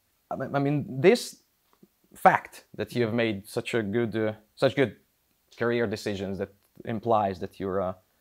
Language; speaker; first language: English; non-native, fluent; Hungarian